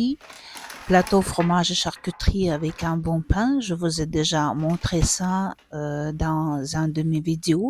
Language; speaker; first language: French; non-native, fluent; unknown